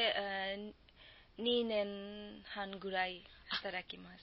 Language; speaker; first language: Japanese; non-native, learner; Bangla